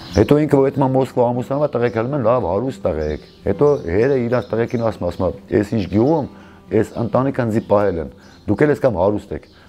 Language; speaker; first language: Armenian; non-native, local second language; Kurdish